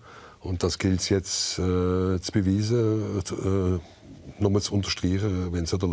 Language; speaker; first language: German; native; German